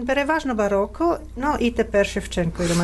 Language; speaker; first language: Ukrainian; non-native, fluent; Italian